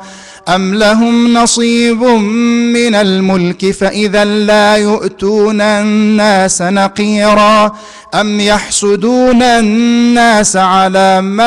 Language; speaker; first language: Arabic; native; Arabic